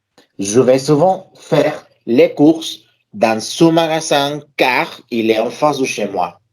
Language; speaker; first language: French; non-native, fluent; Spanish